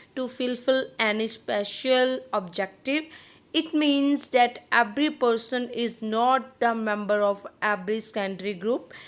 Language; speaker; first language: English; non-native, local second language; Punjabi